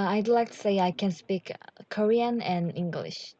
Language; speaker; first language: English; non-native, learner; Korean